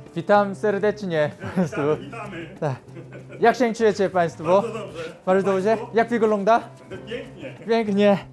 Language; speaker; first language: Polish; non-native, learner; Korean